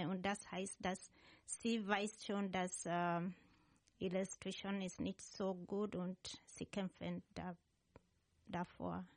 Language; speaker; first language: German; non-native, learner; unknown